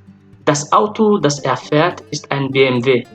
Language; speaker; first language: German; non-native, fluent; French